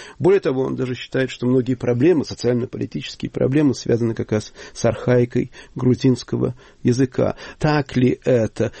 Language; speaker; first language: Russian; native; Russian